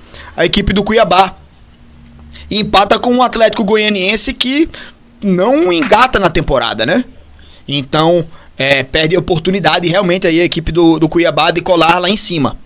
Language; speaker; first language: Portuguese; native; Portuguese